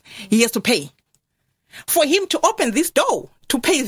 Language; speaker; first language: English; non-native, local second language; Shona